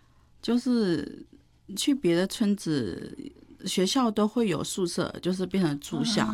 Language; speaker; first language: Chinese; non-native, fluent; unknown